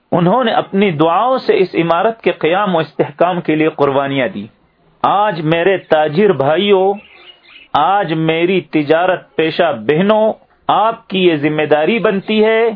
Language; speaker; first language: Urdu; native; Urdu